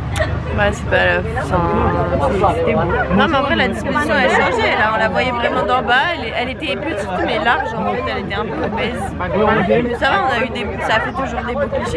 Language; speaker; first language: French; native; French